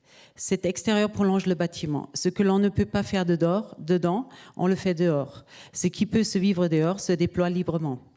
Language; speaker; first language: French; native; French